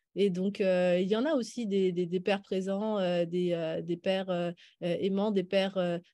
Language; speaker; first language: French; native; French